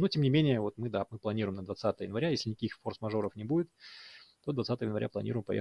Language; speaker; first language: Russian; native; Russian